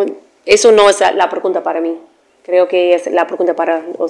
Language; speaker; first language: Spanish; non-native, fluent; Arabic